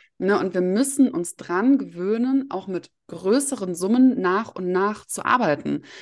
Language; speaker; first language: German; early bilingual, other home language; Russian